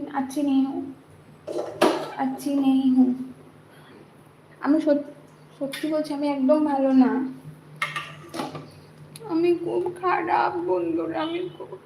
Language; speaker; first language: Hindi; non-native, local second language; Bangla